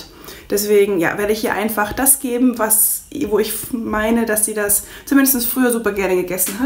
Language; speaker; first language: German; native; German